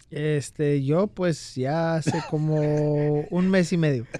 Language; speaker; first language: Spanish; early bilingual, heritage; Spanish